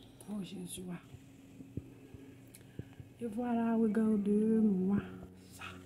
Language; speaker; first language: French; non-native, local second language; Haitian Creole